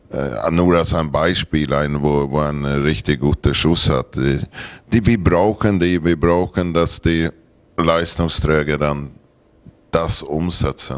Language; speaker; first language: German; non-native, learner; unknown